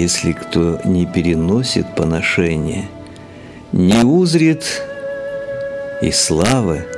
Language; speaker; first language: Russian; native; Russian